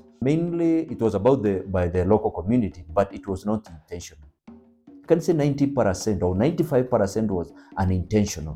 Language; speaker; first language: English; non-native, local second language; Kikuyu